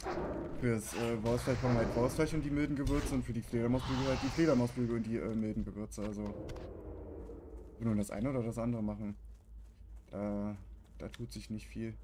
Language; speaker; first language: German; native; German